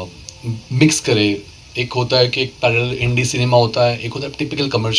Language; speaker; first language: Hindi; native; Hindi